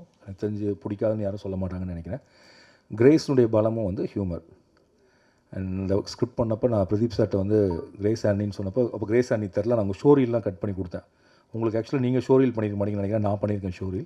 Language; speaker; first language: Tamil; native; Tamil